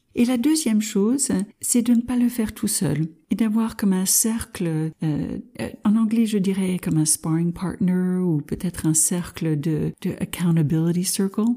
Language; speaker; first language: French; non-native, fluent; English